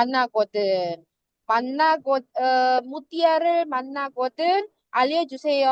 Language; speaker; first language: Korean; non-native, fluent; Indonesian